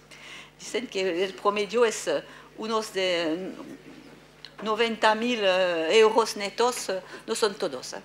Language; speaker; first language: Spanish; non-native, fluent; French